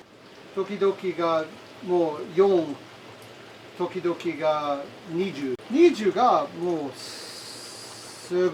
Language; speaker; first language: Japanese; non-native, learner; English